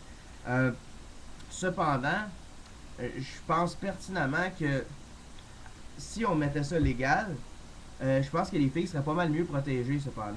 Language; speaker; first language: French; native; French